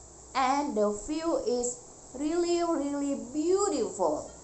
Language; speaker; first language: English; non-native, learner; Indonesian